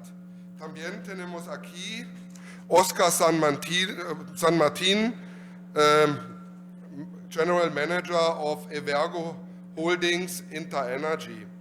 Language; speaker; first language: Spanish; non-native, learner; German